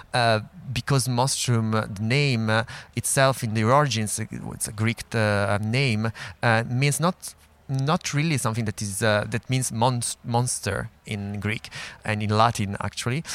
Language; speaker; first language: English; non-native, fluent; Italian